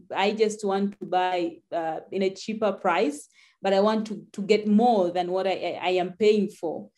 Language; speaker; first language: English; non-native, local second language; Swahili